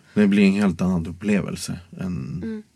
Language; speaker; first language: Swedish; non-native, fluent; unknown